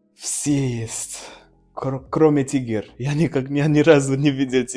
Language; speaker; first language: Russian; non-native, learner; Nyanja